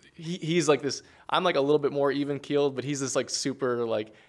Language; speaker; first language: English; native; English